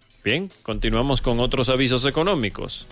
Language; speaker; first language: Spanish; native; Spanish